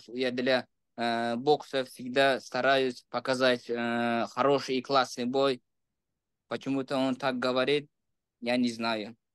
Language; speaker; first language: Russian; non-native, local second language; Uzbek